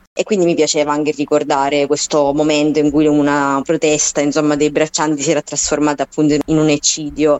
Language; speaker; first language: Italian; native; Italian